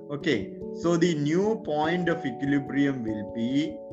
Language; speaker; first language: English; non-native, local second language; Malayalam